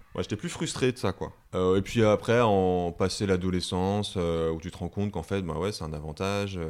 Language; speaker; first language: French; native; French